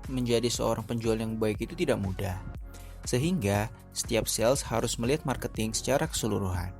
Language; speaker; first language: Indonesian; native; Indonesian